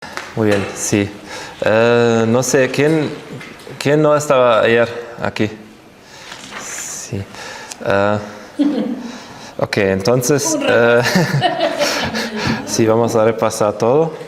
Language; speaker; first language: Spanish; non-native, fluent; German